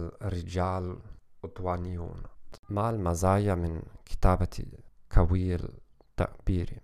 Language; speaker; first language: Arabic; non-native, learner; German